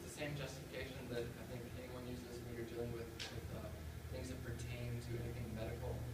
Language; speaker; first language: English; native; English